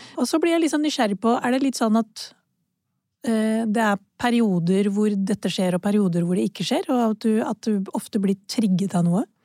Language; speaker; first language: Norwegian; early bilingual, other home language; Urdu